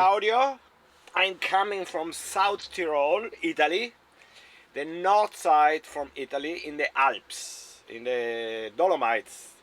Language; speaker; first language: English; non-native, learner; German